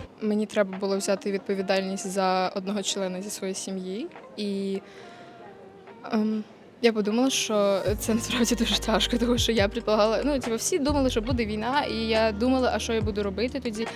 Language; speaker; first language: Ukrainian; non-native, local second language; Russian